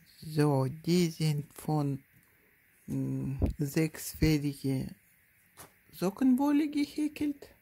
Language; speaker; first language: German; non-native, learner; Russian